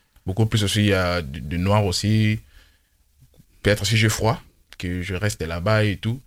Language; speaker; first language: French; non-native, local second language; Lingala